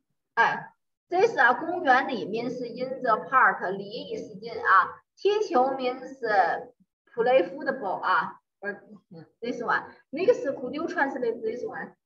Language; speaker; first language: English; non-native, learner; Chinese